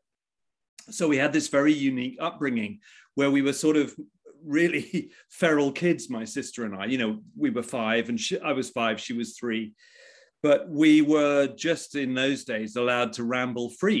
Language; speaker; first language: English; native; English